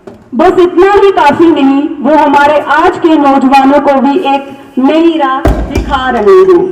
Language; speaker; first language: Hindi; non-native, local second language; Punjabi